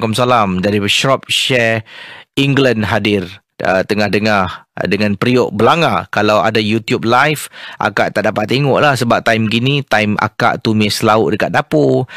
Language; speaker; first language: Malay; native; Malay